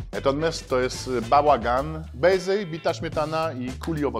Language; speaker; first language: Polish; non-native, fluent; French